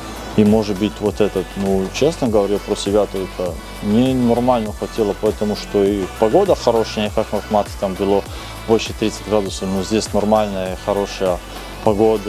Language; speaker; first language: Russian; non-native, fluent; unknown